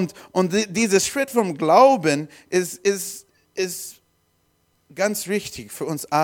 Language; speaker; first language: German; non-native, learner; English